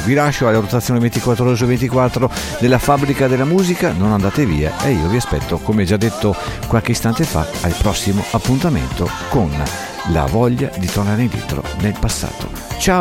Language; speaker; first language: Italian; native; Italian